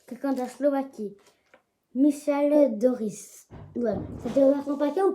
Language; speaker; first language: French; native; French